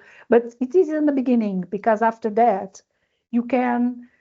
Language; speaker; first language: English; non-native, learner; Portuguese